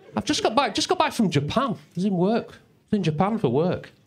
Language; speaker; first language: English; native; English